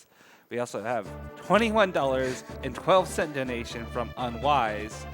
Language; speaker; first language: English; native; English